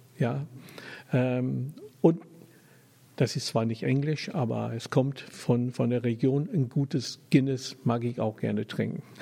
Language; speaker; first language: German; non-native, fluent; English